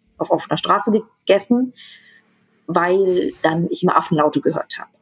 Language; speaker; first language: German; early bilingual, other home language; Tamil